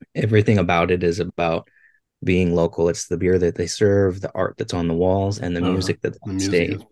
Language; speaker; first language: English; native; English